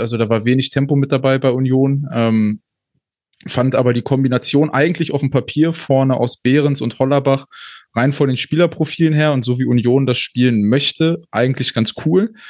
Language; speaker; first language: German; native; German